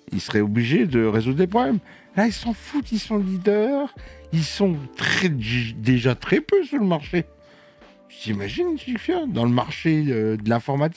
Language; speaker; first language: French; native; French